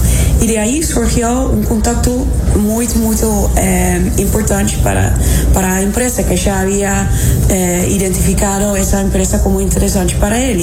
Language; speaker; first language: Portuguese; non-native, fluent; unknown